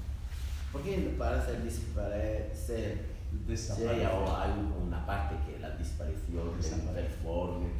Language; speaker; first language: Spanish; non-native, learner; French